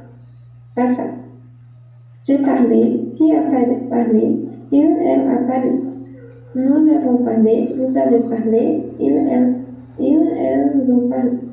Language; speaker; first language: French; non-native, learner; Portuguese